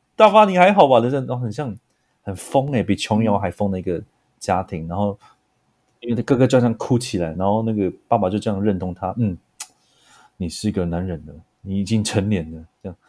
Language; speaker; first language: Chinese; native; Chinese